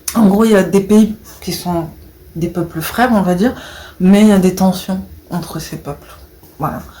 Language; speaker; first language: French; early bilingual, other home language; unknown